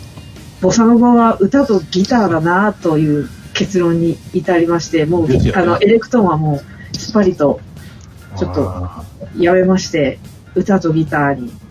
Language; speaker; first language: Japanese; native; Japanese